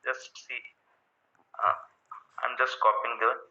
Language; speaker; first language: English; non-native, local second language; Marathi